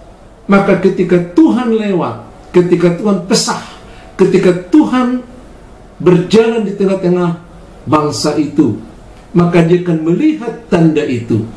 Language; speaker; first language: Indonesian; native; Indonesian